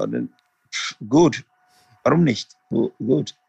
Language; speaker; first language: German; non-native, learner; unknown